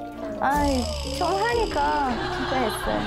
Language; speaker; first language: Korean; non-native, learner; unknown